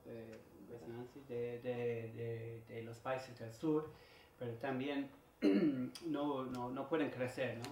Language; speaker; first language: Spanish; non-native, learner; English